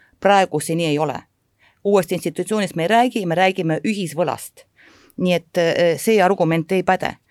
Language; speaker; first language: Estonian; non-native, local second language; Russian